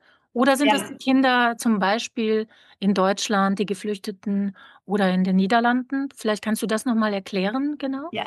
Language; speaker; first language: German; native; German